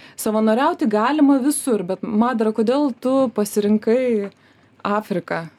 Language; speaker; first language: Lithuanian; native; Lithuanian